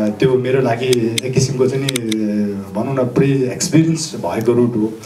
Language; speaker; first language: Nepali; non-native, local second language; Sherpa